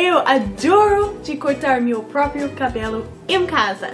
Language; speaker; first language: Portuguese; non-native, fluent; English